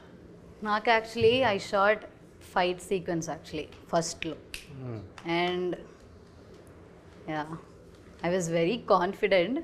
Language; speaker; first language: Telugu; non-native, fluent; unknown